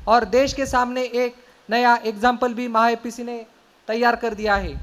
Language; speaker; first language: Hindi; non-native, local second language; Marathi